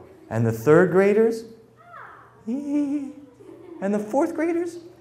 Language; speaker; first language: English; early bilingual, other home language; Spanish